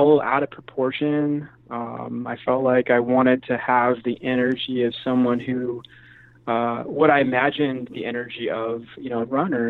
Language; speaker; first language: English; native; English